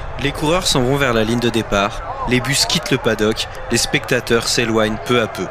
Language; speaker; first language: French; native; French